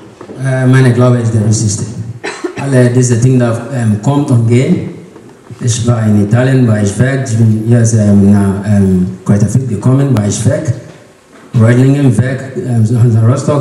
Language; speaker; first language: German; non-native, learner; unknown